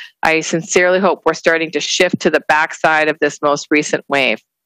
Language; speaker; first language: English; native; English